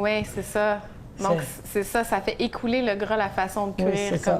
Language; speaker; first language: French; native; French